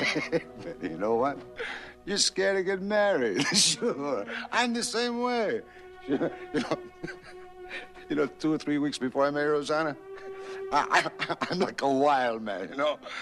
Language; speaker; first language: English; native; English